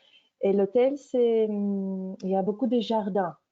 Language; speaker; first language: French; non-native, fluent; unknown